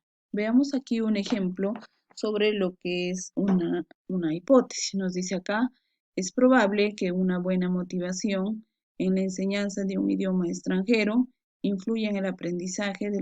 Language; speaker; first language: Spanish; native; Spanish